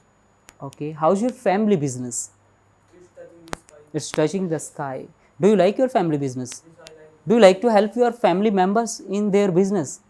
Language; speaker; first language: English; non-native, local second language; Hindi